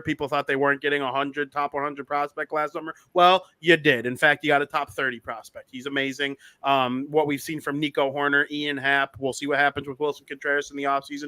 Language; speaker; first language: English; native; English